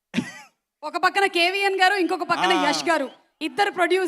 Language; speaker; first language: Telugu; native; Telugu